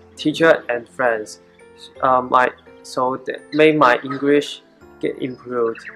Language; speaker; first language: English; non-native, learner; Chinese